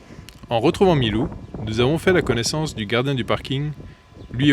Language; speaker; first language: French; native; French